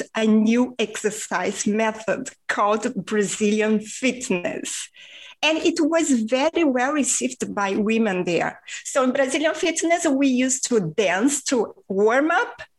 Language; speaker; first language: English; non-native, fluent; Portuguese